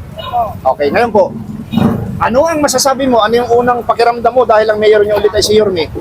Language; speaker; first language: Filipino; native; Filipino